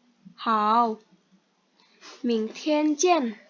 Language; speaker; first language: Chinese; non-native, learner; Indonesian